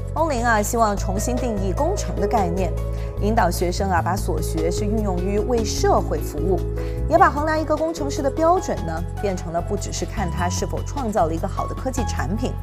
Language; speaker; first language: Chinese; native; Chinese